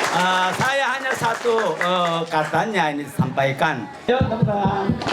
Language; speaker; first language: Indonesian; non-native, learner; Korean